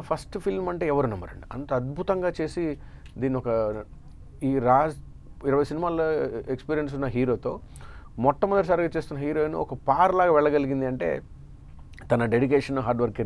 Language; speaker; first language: Telugu; native; Telugu